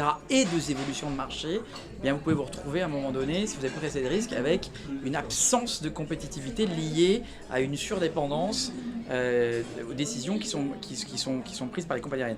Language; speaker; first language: French; native; French